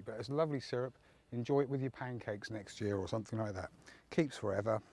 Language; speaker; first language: English; native; English